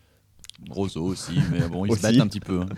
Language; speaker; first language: French; native; French